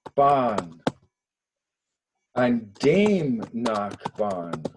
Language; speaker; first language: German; non-native, fluent; English